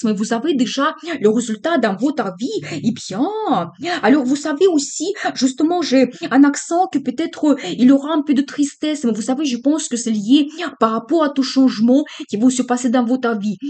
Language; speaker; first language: French; non-native, fluent; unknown